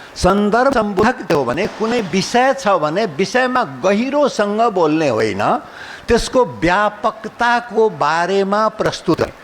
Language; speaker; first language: Nepali; non-native, local second language; Maithili